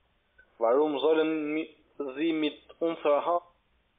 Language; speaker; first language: German; non-native, learner; Albanian